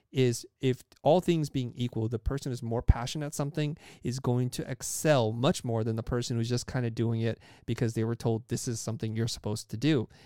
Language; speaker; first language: English; early bilingual, other home language; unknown